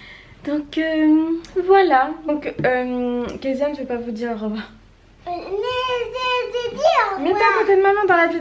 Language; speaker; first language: French; native; French